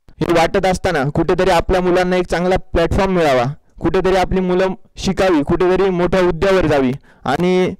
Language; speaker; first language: Marathi; native; Marathi